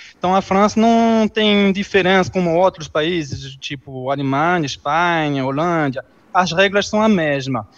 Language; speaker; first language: Portuguese; non-native, fluent; French